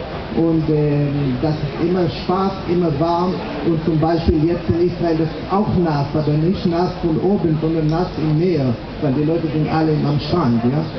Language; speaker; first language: German; non-native, fluent; Hebrew